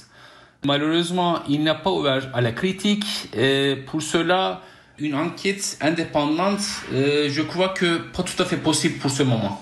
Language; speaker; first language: French; non-native, fluent; Turkish